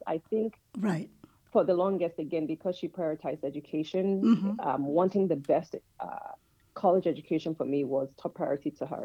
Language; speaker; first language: English; non-native, local second language; Yoruba